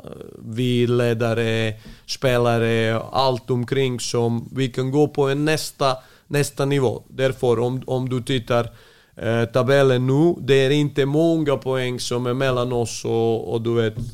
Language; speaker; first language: Swedish; non-native, fluent; Serbian